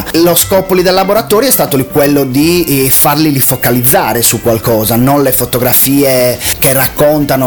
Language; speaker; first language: Italian; native; Italian